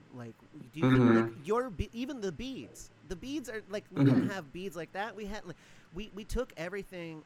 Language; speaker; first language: English; native; English